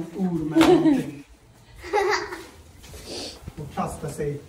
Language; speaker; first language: Swedish; early bilingual, other home language; Persian